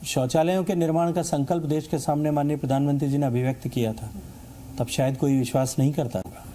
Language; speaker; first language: Hindi; native; Hindi